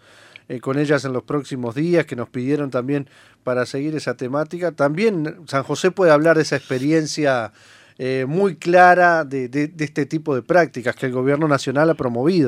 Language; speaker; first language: Spanish; native; Spanish